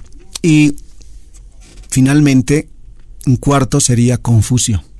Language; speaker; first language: Spanish; native; Spanish